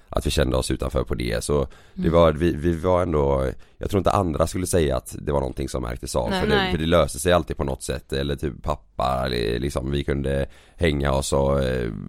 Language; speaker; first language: Swedish; native; Swedish